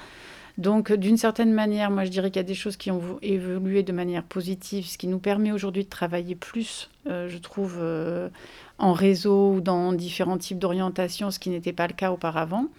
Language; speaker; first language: French; native; French